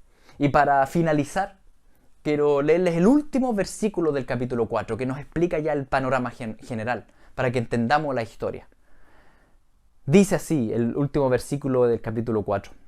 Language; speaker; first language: Spanish; native; Spanish